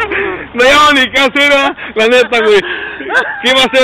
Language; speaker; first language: Spanish; native; Spanish